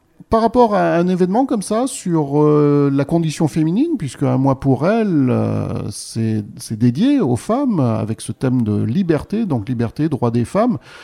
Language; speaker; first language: French; native; French